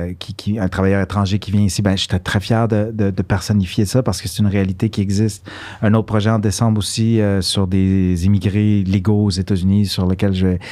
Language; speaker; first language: French; early bilingual, other home language; Spanish